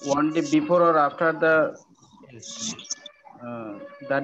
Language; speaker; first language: English; non-native, learner; Bangla